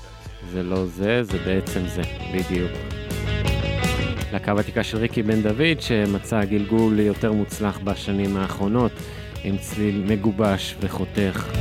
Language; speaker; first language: Hebrew; native; Hebrew